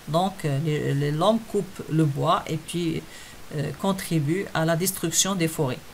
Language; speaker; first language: French; non-native, local second language; Arabic